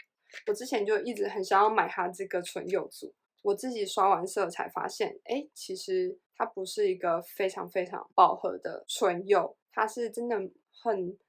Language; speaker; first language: Chinese; native; Chinese